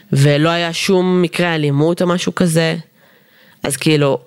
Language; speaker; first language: Hebrew; early bilingual, other home language; Russian